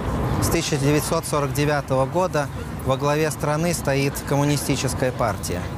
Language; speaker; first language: Russian; native; Russian